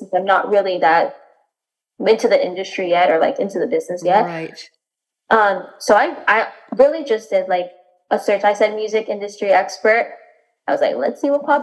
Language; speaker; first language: English; native; English